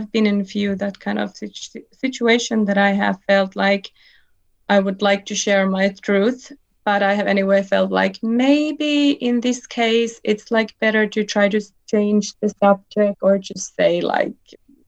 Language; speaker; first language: English; non-native, fluent; Finnish